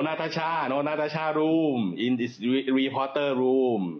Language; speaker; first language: English; non-native, learner; Thai